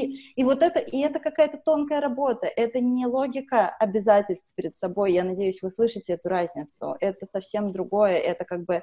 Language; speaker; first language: Russian; native; Russian